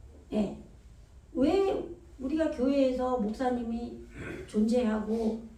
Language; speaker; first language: Korean; native; Korean